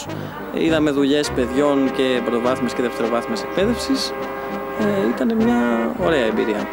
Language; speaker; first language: Greek; native; Greek